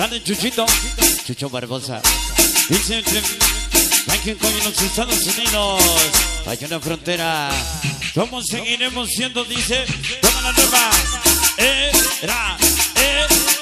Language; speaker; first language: Spanish; native; Spanish